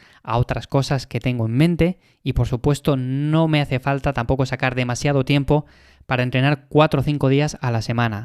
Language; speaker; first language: Spanish; native; Spanish